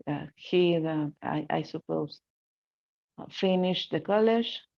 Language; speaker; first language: English; non-native, learner; Spanish